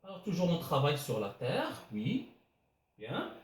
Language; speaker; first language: French; non-native, local second language; Arabic